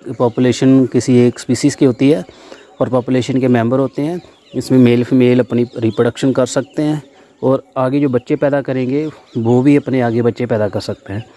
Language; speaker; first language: Hindi; non-native, local second language; Punjabi